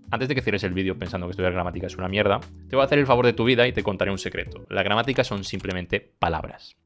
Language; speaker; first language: Spanish; early bilingual, other home language; Bulgarian